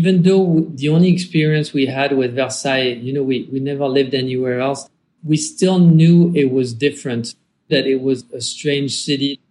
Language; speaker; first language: English; non-native, fluent; French